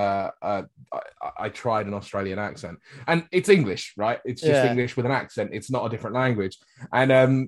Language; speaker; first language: English; native; English